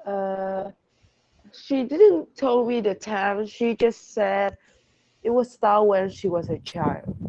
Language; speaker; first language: English; non-native, learner; Vietnamese